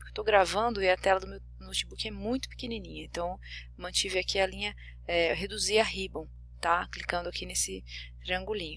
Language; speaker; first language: Portuguese; native; Portuguese